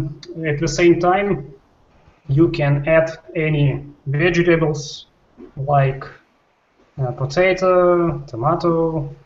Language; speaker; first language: English; non-native, learner; Russian